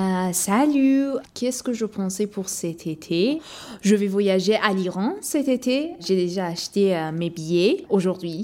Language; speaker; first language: French; non-native, learner; Persian